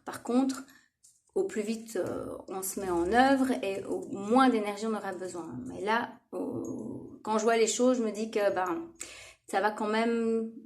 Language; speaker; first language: French; native; French